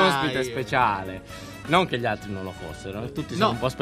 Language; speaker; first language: Italian; native; Italian